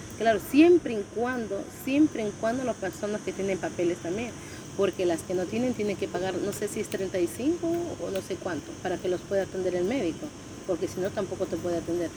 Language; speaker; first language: Spanish; native; Spanish